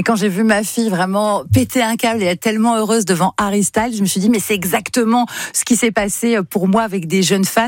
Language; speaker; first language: French; native; French